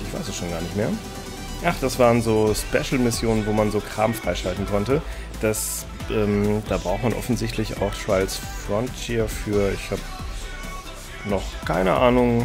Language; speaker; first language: German; native; German